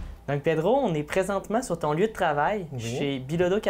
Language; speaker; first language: French; native; French